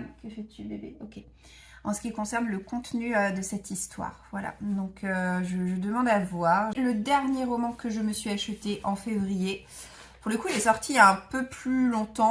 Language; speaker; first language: French; native; French